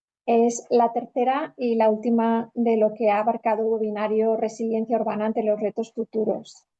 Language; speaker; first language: Spanish; native; Spanish